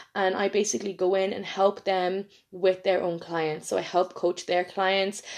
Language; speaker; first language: English; native; English